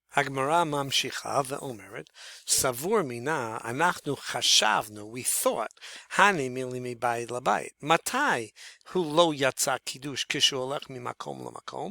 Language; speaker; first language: Hebrew; non-native, fluent; English